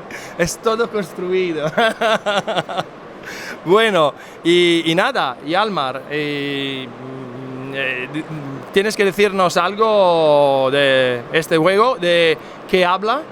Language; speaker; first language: Spanish; non-native, fluent; Italian